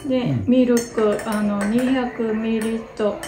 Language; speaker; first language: Japanese; non-native, learner; Vietnamese